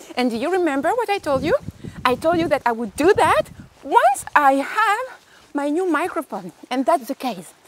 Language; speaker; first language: English; non-native, fluent; French